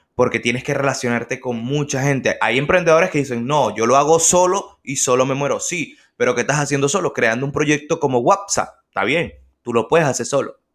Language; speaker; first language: Spanish; native; Spanish